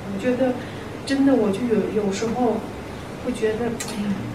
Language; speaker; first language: Chinese; non-native, local second language; Mongolian